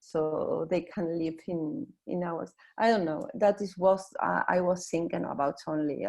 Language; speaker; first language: English; non-native, learner; Spanish